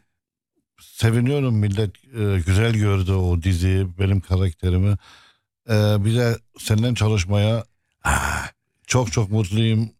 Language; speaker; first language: Turkish; non-native, local second language; Arabic